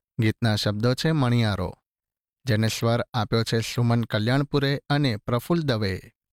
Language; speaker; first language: Gujarati; native; Gujarati